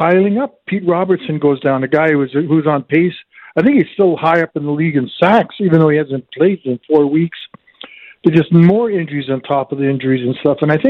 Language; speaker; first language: English; native; English